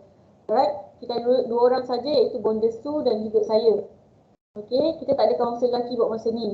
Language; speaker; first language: Malay; native; Malay